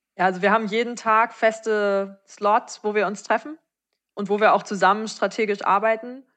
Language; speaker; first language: German; native; German